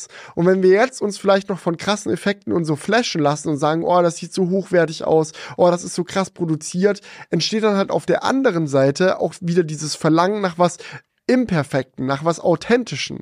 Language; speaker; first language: German; native; German